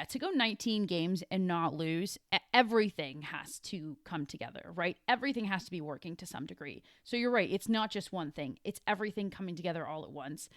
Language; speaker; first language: English; native; English